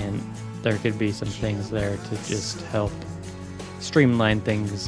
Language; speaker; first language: English; native; English